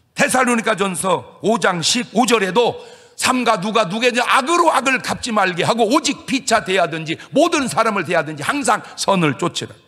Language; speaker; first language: Korean; native; Korean